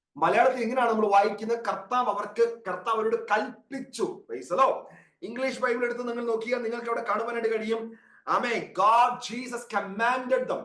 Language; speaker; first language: Malayalam; early bilingual, heritage; Malayalam